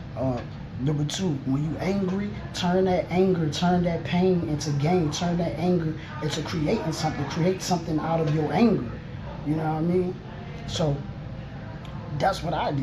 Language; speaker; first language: English; native; English